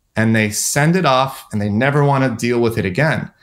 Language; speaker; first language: English; native; English